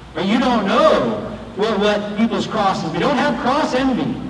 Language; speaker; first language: English; native; English